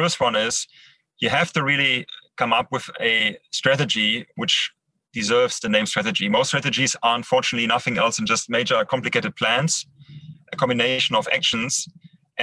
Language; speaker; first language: English; non-native, fluent; German